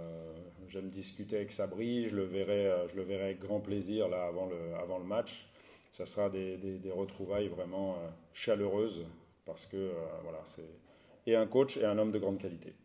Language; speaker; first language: French; native; French